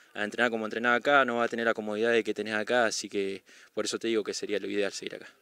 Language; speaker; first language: Spanish; native; Spanish